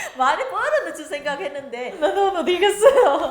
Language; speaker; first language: Korean; non-native, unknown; Vietnamese